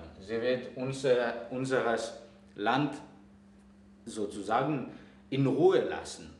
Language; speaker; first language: German; non-native, fluent; Greek